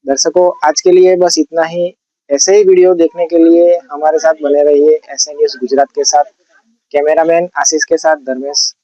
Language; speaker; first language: Hindi; non-native, local second language; Gujarati